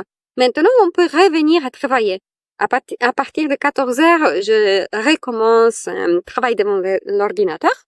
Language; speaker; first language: French; non-native, fluent; Polish